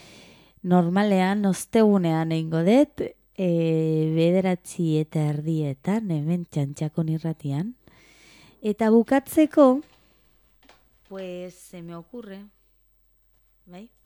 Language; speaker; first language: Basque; non-native, local second language; Spanish